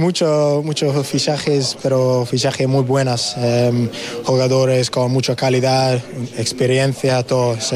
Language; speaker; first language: Spanish; non-native, learner; English